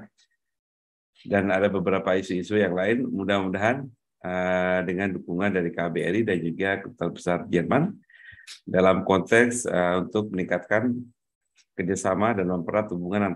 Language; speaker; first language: Indonesian; native; Indonesian